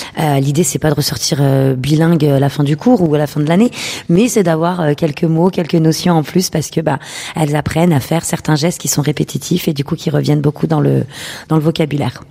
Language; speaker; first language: French; early bilingual, other home language; Urdu